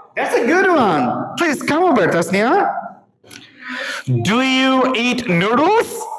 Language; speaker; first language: English; non-native, local second language; Bangla